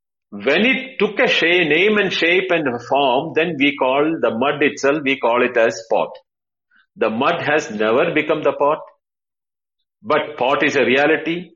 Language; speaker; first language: English; non-native, local second language; Tamil